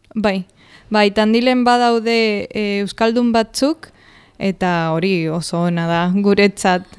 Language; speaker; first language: Basque; non-native, fluent; Spanish